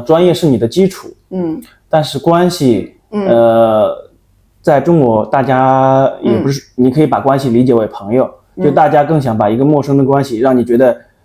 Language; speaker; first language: Chinese; native; Chinese